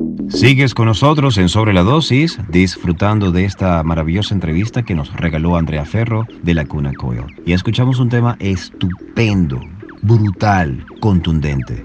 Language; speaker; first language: Spanish; native; Spanish